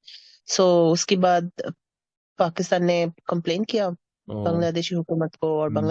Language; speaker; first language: Hindi; non-native, fluent; Bangla